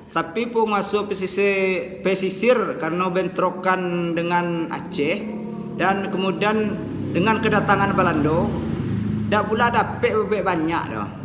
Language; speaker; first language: Malay; non-native, local second language; Minangkabau